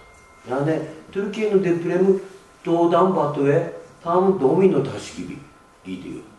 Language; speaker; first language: Turkish; non-native, fluent; Japanese